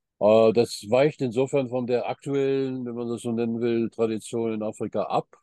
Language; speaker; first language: German; early bilingual, heritage; German